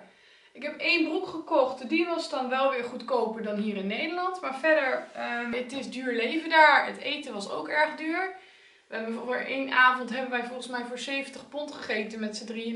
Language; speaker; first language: Dutch; native; Dutch